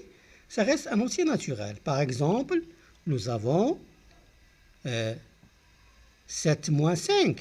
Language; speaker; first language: French; non-native, local second language; Arabic